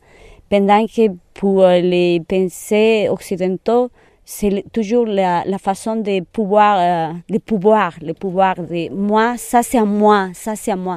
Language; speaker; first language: French; non-native, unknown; Spanish